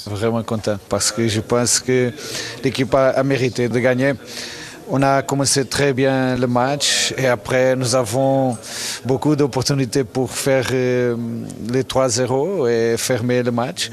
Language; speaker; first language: French; non-native, fluent; Portuguese